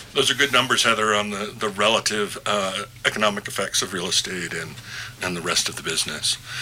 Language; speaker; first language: English; native; English